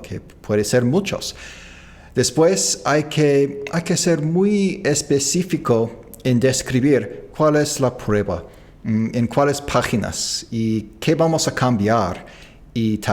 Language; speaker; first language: Spanish; non-native, fluent; English